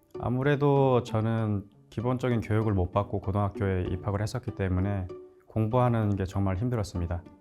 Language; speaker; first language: Korean; native; Korean